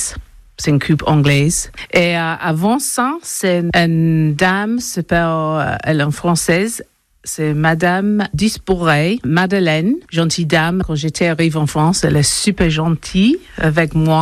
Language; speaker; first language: French; non-native, learner; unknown